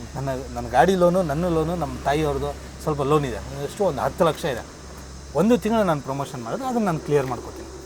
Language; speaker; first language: Kannada; native; Kannada